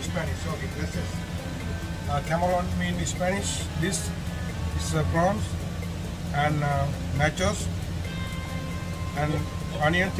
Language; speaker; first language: English; non-native, learner; Sinhala